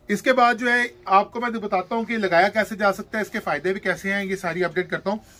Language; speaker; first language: Urdu; non-native, local second language; Punjabi